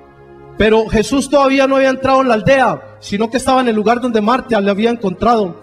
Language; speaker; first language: Spanish; native; Spanish